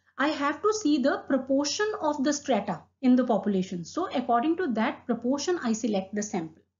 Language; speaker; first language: English; non-native, local second language; Hindi